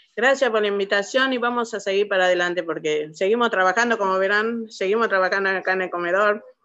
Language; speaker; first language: Spanish; native; Spanish